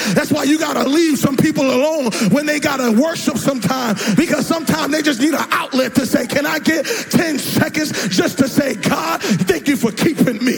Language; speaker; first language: English; native; English